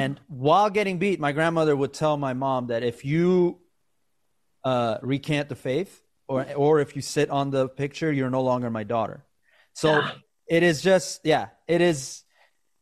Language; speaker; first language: English; native; English